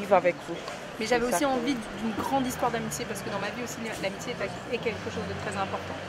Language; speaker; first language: French; native; French